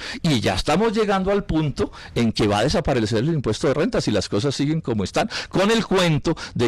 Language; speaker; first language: Spanish; native; Spanish